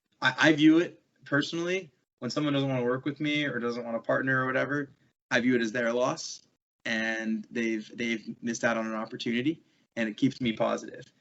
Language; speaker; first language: English; native; English